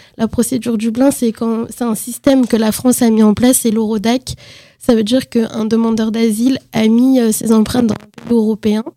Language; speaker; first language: French; native; French